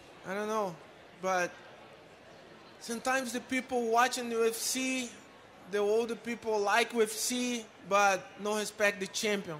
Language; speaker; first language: English; non-native, learner; Portuguese